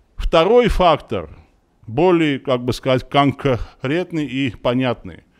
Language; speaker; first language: Russian; non-native, local second language; Armenian